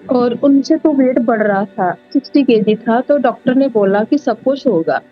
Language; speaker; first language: Hindi; non-native, local second language; Punjabi